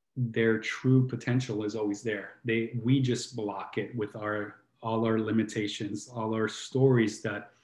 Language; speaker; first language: English; non-native, fluent; Italian